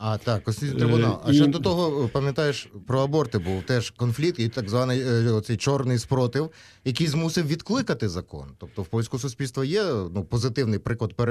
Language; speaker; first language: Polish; non-native, learner; Ukrainian